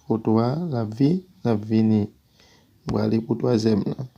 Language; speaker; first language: French; non-native, learner; Haitian Creole